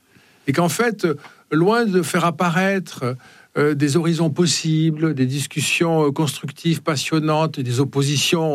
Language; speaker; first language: French; native; French